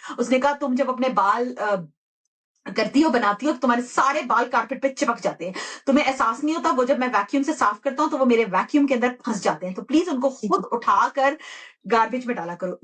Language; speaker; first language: Urdu; native; Urdu